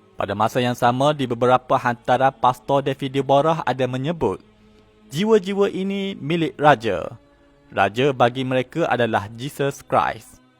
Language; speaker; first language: Malay; native; Malay